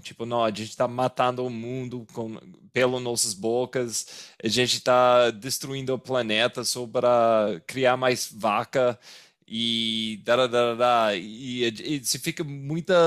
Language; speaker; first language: Portuguese; non-native, fluent; English